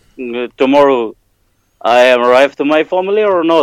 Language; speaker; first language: English; non-native, learner; Persian